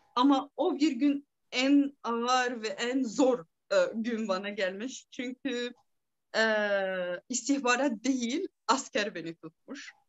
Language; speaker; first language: Turkish; non-native, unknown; Arabic